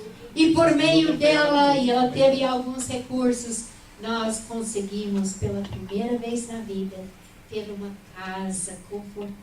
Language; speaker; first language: Portuguese; non-native, fluent; English